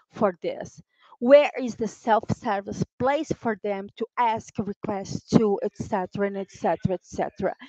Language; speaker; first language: English; non-native, fluent; Portuguese